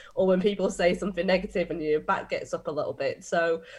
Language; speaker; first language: English; native; English